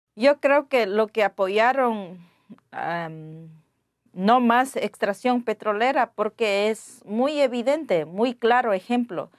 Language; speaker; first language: Spanish; non-native, local second language; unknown